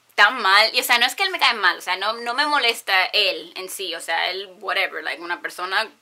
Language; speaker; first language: Spanish; early bilingual, heritage; Spanish